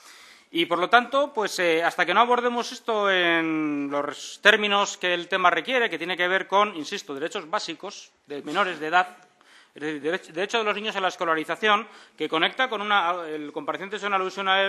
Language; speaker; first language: Spanish; native; Spanish